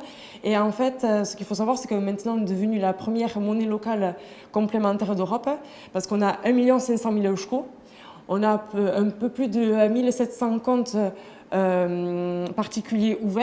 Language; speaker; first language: French; native; French